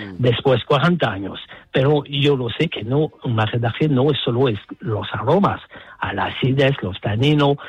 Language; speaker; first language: Spanish; non-native, fluent; French